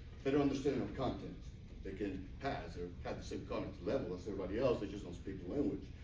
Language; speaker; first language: English; early bilingual, other home language; Spanish